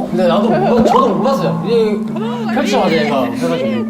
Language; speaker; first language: Korean; native; Korean